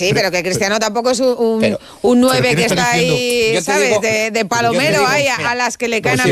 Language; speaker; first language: Spanish; native; Spanish